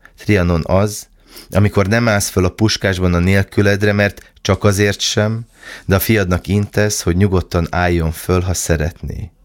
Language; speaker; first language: Hungarian; native; Hungarian